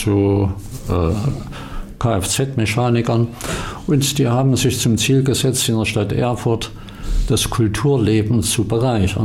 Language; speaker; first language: German; native; German